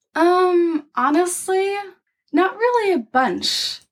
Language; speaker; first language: English; non-native, fluent; German